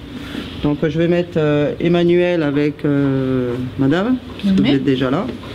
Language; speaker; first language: French; native; French